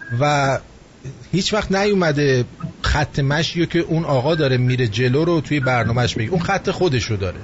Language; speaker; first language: Persian; native; Persian